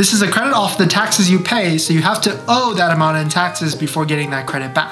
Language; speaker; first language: English; native; English